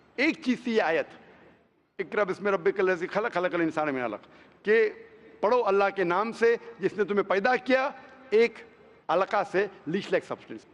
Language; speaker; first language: Hindi; non-native, local second language; Konkani